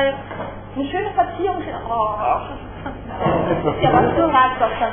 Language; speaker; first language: German; native; German